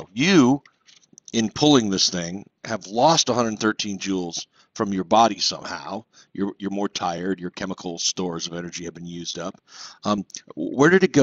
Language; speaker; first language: English; native; English